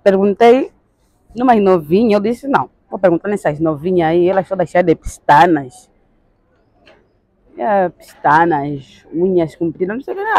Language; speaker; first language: Portuguese; native; Portuguese